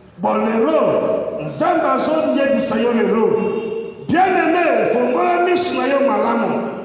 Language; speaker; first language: Lingala; non-native, fluent; Igbo